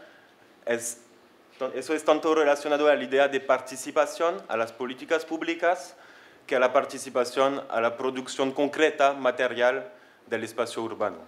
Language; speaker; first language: Spanish; non-native, fluent; French